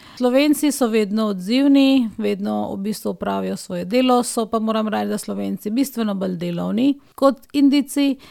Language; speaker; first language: Slovenian; non-native, fluent; Hindi